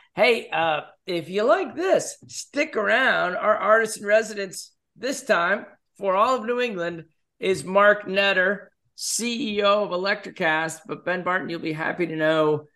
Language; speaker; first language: English; native; English